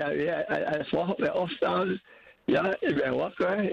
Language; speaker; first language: Dutch; non-native, learner; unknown